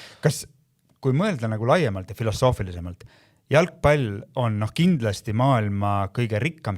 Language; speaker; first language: Estonian; native; Estonian